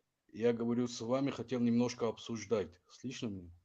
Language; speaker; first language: Russian; non-native, fluent; Tajik